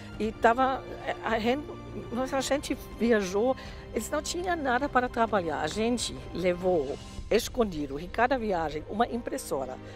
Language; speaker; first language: Portuguese; non-native, fluent; German